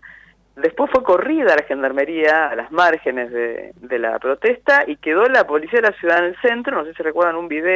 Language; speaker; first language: Spanish; native; Spanish